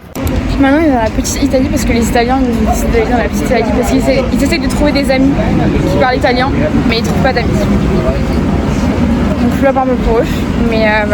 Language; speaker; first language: French; native; French